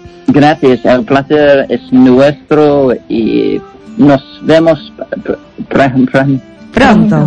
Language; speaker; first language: Spanish; non-native, learner; English